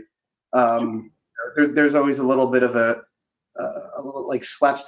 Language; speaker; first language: English; native; English